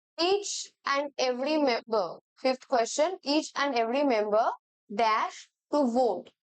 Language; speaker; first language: English; non-native, local second language; Bangla